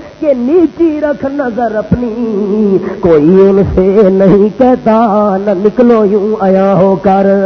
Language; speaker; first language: Urdu; non-native, local second language; Punjabi